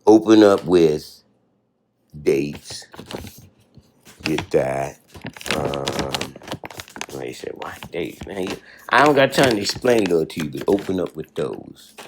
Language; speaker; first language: English; native; English